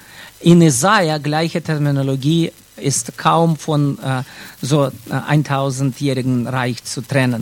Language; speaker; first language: German; non-native, fluent; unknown